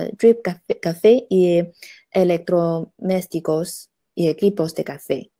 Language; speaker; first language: Spanish; non-native, fluent; Chinese